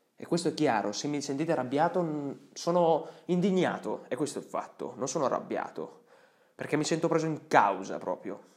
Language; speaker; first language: Italian; early bilingual, other home language; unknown